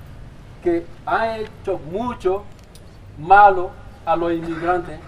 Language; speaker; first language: Spanish; non-native, fluent; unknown